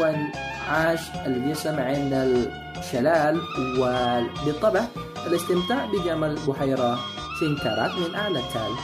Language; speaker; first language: Arabic; non-native, fluent; Indonesian